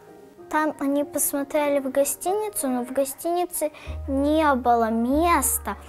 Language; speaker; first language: Russian; early bilingual, heritage; Russian